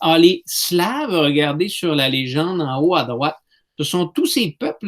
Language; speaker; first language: French; native; French